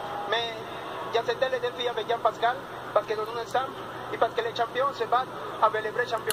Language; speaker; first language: French; non-native, fluent; Spanish